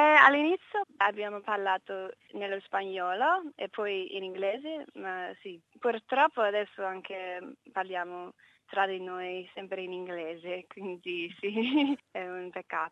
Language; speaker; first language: Italian; non-native, learner; English